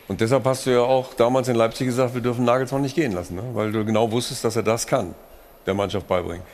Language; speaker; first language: German; native; German